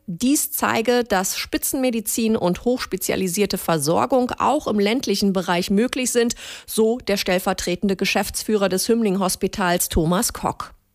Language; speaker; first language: German; native; German